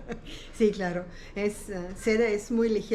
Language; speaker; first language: Spanish; non-native, learner; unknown